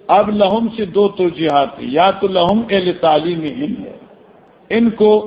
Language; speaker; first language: Urdu; non-native, local second language; Northern Hindko